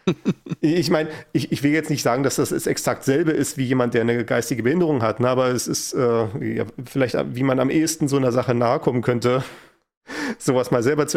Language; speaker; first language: German; native; German